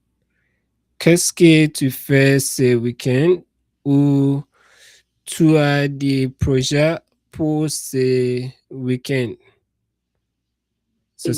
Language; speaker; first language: French; non-native, learner; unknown